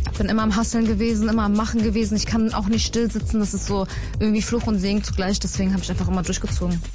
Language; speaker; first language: German; native; German